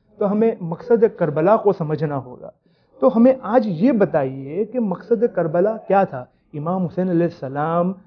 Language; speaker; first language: Urdu; native; Urdu